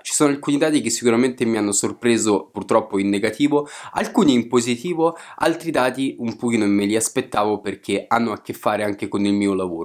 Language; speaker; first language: Italian; native; Italian